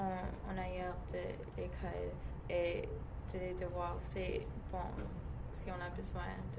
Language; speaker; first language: French; non-native, learner; English